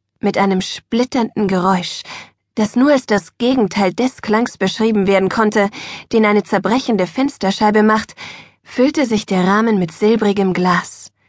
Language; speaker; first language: German; native; German